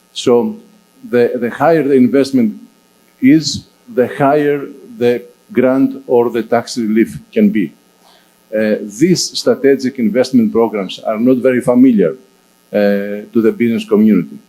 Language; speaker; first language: English; non-native, fluent; Greek